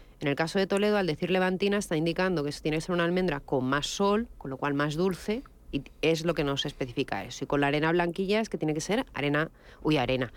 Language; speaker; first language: Spanish; native; Spanish